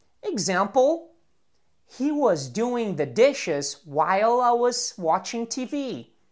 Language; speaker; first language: English; non-native, fluent; Portuguese